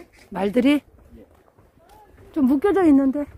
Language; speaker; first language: Korean; native; Korean